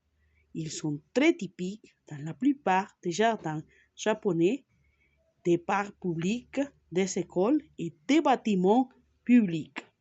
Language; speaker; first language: French; non-native, learner; Spanish